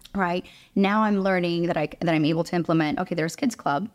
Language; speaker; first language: English; early bilingual, other home language; Romanian